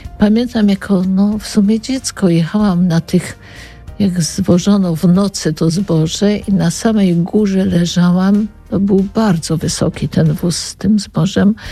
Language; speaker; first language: Polish; native; Polish